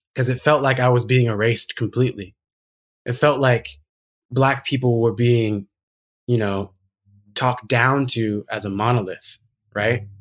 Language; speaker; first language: English; native; English